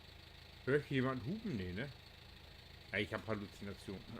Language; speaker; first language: German; native; German